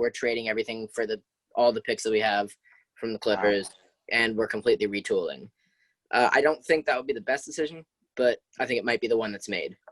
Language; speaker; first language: English; native; English